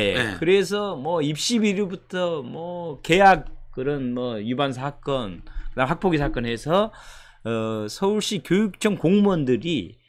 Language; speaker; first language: Korean; native; Korean